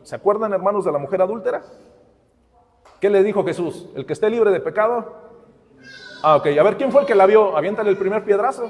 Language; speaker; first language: Spanish; native; Spanish